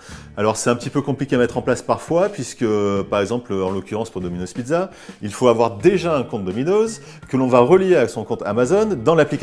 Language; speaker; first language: French; native; French